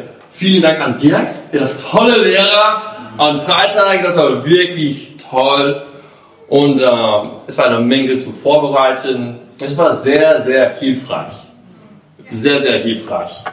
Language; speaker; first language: German; non-native, learner; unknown